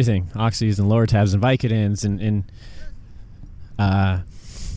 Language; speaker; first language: English; native; English